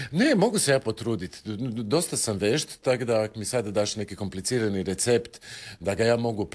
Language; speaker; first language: Croatian; native; Croatian